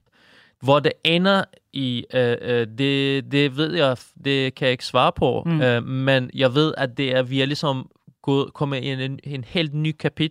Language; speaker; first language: Danish; non-native, fluent; Persian